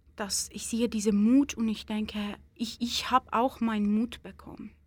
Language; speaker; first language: German; non-native, fluent; Persian